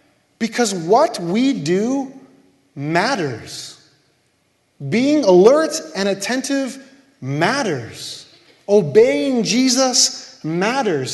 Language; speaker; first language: English; native; English